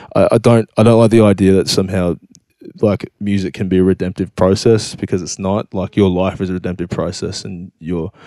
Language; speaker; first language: English; native; English